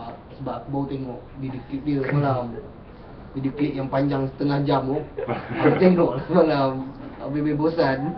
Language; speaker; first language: Malay; native; Malay